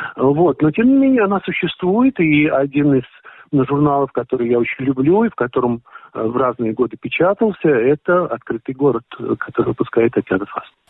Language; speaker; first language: Russian; native; Russian